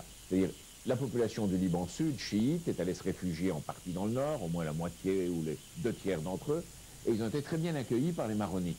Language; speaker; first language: French; native; French